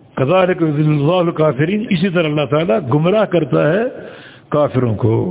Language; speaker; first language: Urdu; native; Urdu